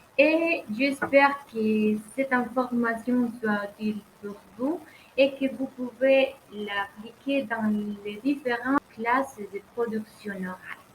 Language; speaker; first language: French; non-native, learner; Spanish